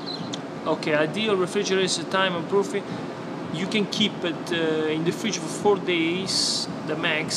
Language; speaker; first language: English; non-native, fluent; Italian